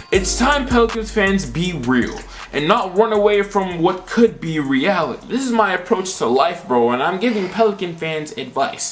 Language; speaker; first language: English; native; English